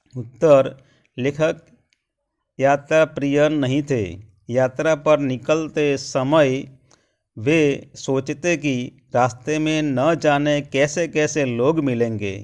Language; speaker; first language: Hindi; non-native, local second language; Gujarati